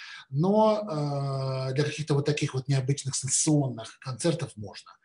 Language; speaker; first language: Russian; native; Russian